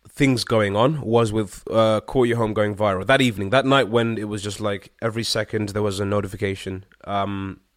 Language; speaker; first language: English; early bilingual, other home language; Shona